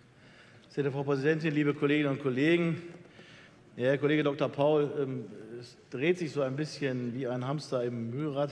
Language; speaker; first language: German; native; German